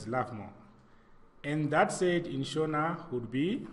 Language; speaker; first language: English; non-native, local second language; Shona